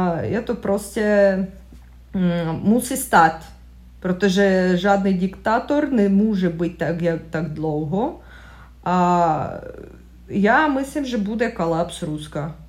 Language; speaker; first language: Czech; non-native, learner; Russian